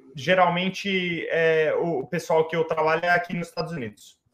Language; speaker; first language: Portuguese; early bilingual, heritage; English